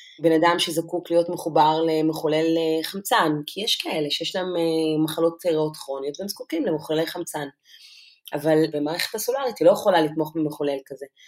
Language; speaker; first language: Hebrew; non-native, local second language; Arabic